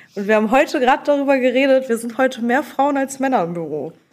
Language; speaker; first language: German; native; German